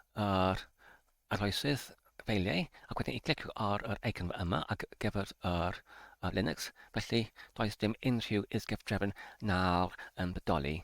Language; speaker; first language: Welsh; non-native, learner; English